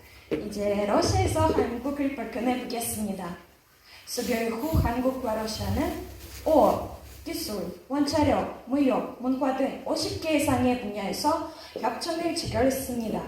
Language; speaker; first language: Korean; non-native, learner; Russian